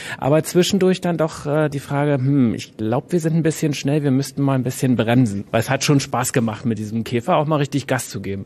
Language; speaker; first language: German; native; German